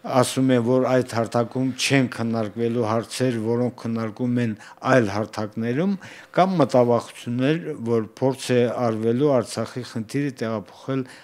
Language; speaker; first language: Armenian; native; Armenian